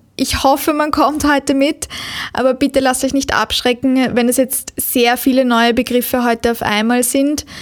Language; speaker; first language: German; native; German